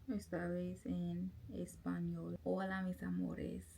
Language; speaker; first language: Spanish; non-native, learner; English